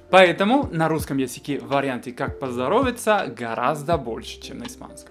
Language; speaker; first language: Russian; non-native, fluent; Spanish